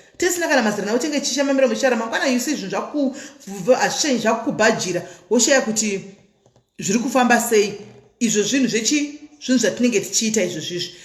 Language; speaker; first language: Shona; native; Shona